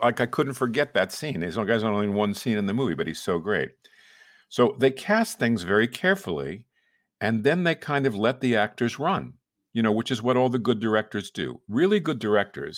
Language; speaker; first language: English; native; English